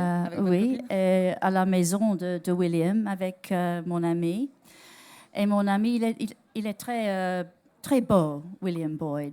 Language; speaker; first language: French; non-native, learner; English